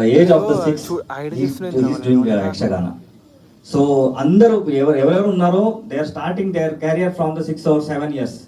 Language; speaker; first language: Telugu; non-native, learner; Kannada